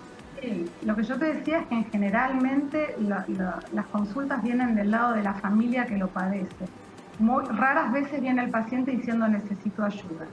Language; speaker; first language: Spanish; native; Spanish